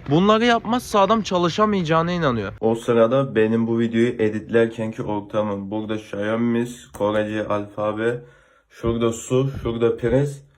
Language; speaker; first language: Turkish; native; Turkish